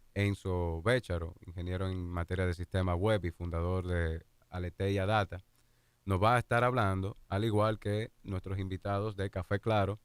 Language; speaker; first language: Spanish; native; Spanish